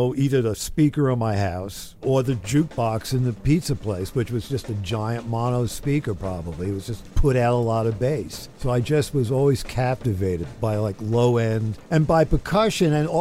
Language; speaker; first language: English; native; English